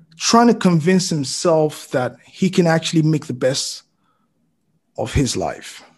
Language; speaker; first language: English; non-native, local second language; Yoruba